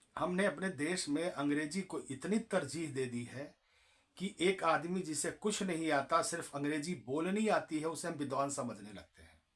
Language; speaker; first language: Hindi; native; Hindi